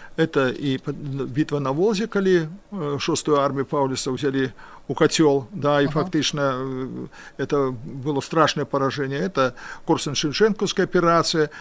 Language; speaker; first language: Belarusian; non-native, local second language; Russian